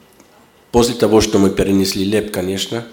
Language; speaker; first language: Russian; non-native, fluent; German